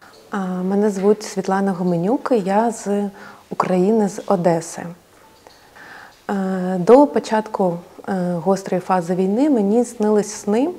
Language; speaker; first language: Ukrainian; non-native, local second language; Russian